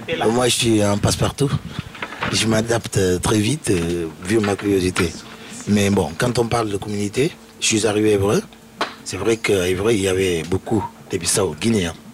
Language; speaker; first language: French; non-native, fluent; Upper Guinea Crioulo